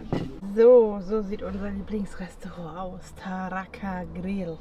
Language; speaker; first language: German; native; German